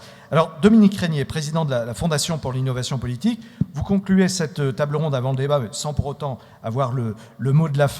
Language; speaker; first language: French; native; French